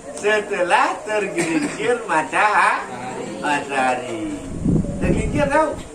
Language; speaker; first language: Malay; native; Malay